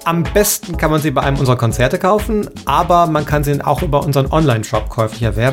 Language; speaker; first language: German; native; German